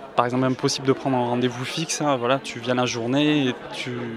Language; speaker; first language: French; native; French